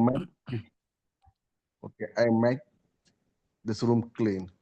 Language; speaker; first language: English; non-native, learner; Hindi